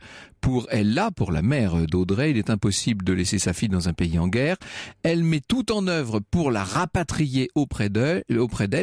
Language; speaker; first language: French; native; French